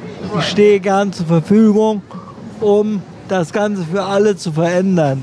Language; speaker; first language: German; native; German